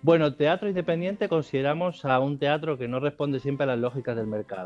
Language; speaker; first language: Spanish; native; Spanish